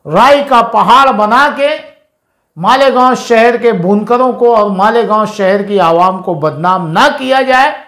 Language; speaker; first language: Hindi; non-native, local second language; Urdu